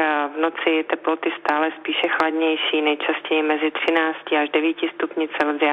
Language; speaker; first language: Czech; native; Czech